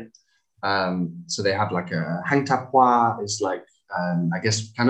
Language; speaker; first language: English; native; English